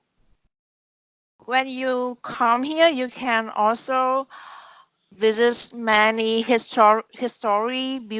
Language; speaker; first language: English; non-native, learner; Vietnamese